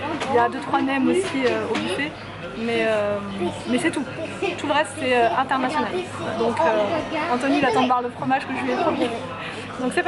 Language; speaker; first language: French; native; French